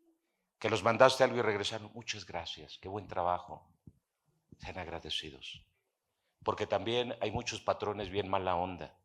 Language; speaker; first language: Spanish; native; Spanish